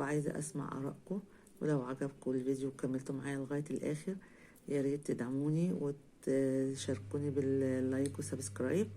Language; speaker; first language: Arabic; native; Arabic